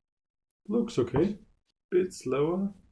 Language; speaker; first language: English; non-native, fluent; German